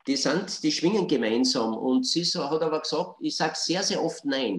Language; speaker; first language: German; native; German